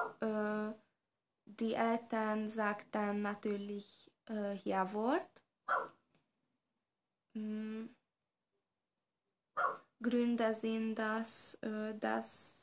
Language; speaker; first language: German; non-native, learner; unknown